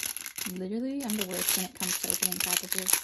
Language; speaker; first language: English; native; English